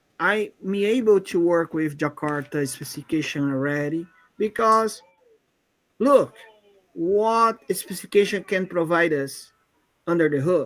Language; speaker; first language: English; non-native, fluent; Portuguese